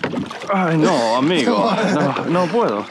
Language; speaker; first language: Spanish; non-native, learner; English